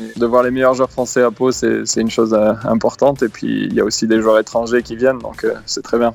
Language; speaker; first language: French; native; French